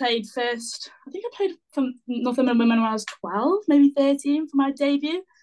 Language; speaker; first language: English; native; English